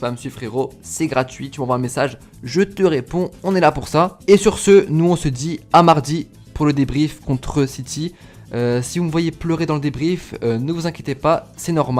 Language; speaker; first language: French; native; French